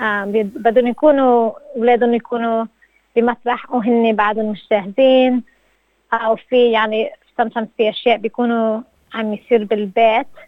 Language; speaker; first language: Arabic; early bilingual, heritage; Arabic